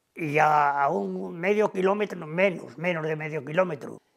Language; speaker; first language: Spanish; native; Spanish